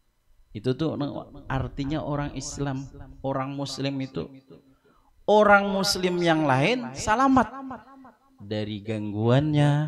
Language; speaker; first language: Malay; non-native, local second language; Banjar